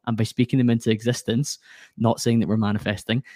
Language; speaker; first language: English; native; English